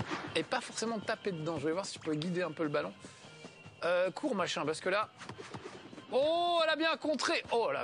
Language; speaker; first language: French; native; French